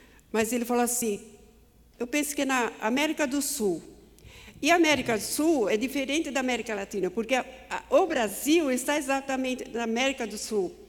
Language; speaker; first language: Portuguese; native; Portuguese